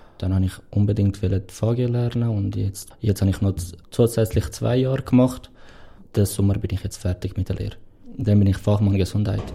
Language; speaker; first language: German; non-native, fluent; Portuguese